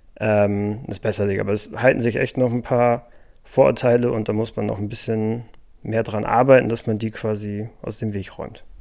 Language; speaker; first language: German; native; German